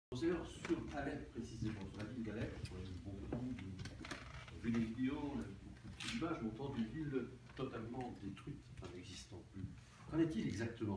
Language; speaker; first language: French; native; French